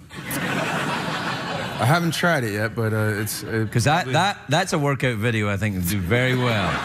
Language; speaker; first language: English; native; English